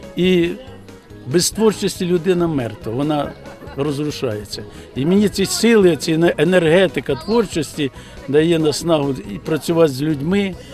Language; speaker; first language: Ukrainian; native; Ukrainian